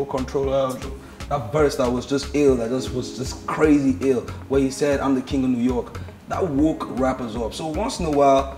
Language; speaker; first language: English; non-native, local second language; Hausa